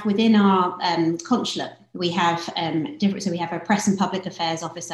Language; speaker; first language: English; native; English